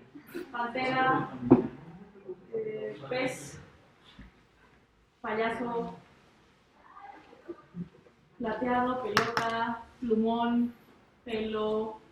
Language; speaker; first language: Spanish; native; Spanish